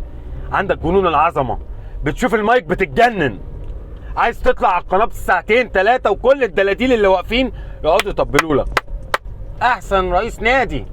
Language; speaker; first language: Arabic; native; Arabic